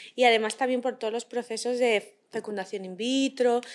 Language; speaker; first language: Spanish; native; Spanish